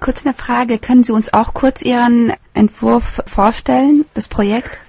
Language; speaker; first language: German; native; German